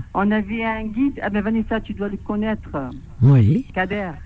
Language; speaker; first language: French; non-native, local second language; Arabic